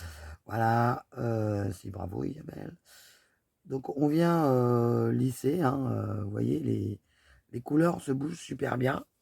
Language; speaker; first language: French; native; French